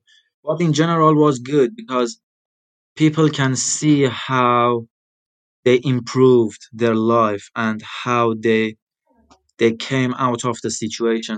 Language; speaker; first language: English; non-native, fluent; Persian